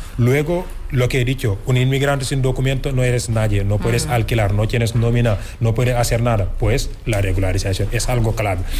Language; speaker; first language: Spanish; non-native, fluent; Wolof